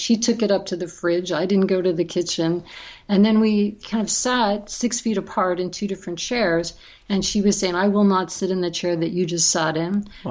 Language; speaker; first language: English; native; English